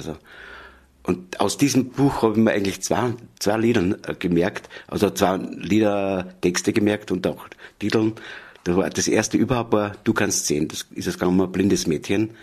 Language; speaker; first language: German; native; German